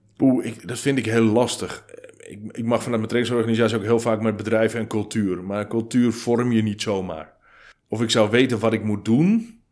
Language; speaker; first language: Dutch; native; Dutch